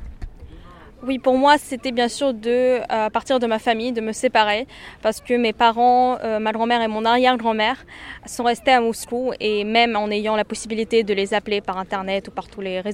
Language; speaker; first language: French; non-native, fluent; Russian